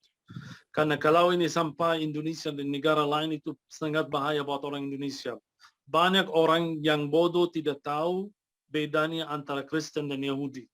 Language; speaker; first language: Indonesian; non-native, fluent; Arabic